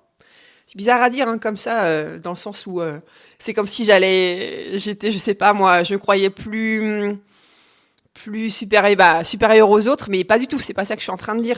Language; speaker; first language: French; native; French